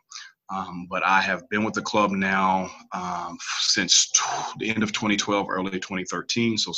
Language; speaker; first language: English; native; English